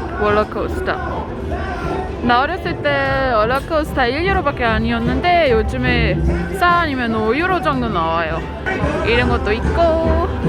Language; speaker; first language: Korean; early bilingual, heritage; German